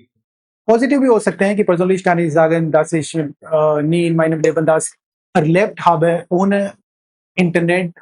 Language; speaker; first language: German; non-native, fluent; Hindi